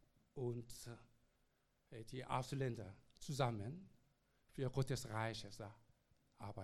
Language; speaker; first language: German; non-native, learner; Korean